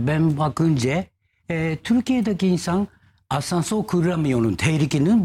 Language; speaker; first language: Turkish; non-native, learner; Japanese